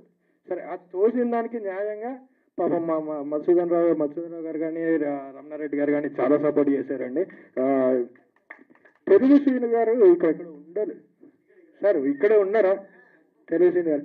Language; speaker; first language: Telugu; native; Telugu